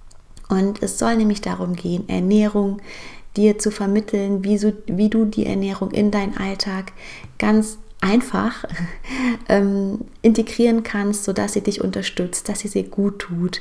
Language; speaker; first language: German; native; German